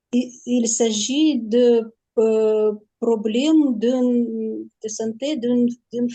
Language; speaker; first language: French; non-native, learner; Ukrainian